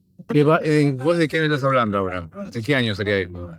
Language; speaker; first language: Spanish; native; Spanish